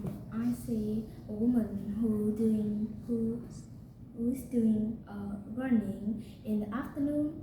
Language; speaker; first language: English; non-native, learner; Vietnamese